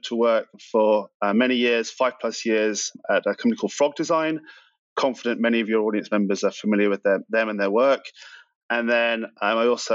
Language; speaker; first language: English; native; English